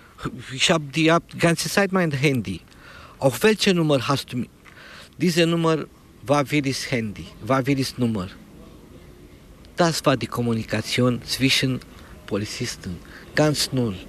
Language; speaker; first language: German; non-native, learner; Romanian